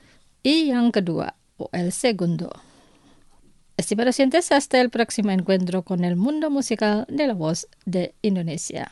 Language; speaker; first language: Spanish; non-native, fluent; Indonesian